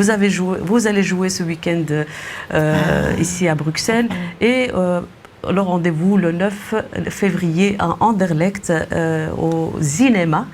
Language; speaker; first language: French; native; French